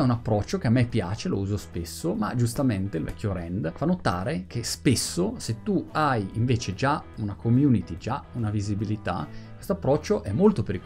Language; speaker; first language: Italian; native; Italian